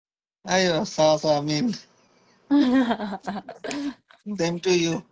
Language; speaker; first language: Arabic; non-native, learner; Bangla